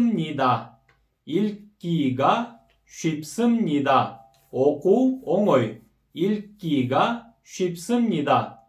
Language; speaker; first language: Korean; non-native, fluent; Kyrgyz